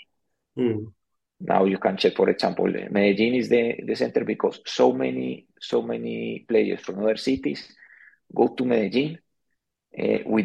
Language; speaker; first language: English; non-native, learner; Spanish